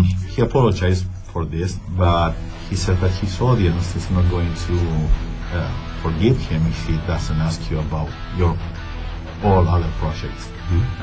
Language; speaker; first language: English; non-native, fluent; Spanish